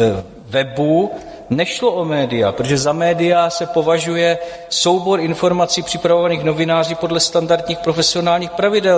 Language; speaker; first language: Czech; native; Czech